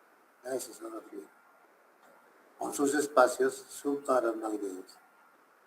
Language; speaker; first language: Spanish; native; Spanish